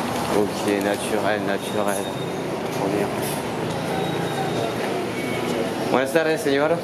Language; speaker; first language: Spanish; non-native, learner; French